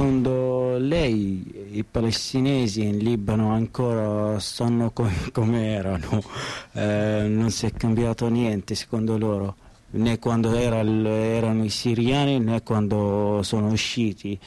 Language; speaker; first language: Italian; non-native, learner; Arabic